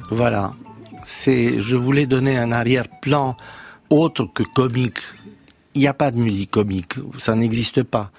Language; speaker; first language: French; non-native, fluent; Romanian